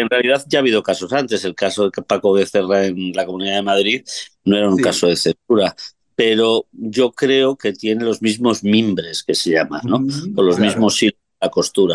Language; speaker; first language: Spanish; native; Spanish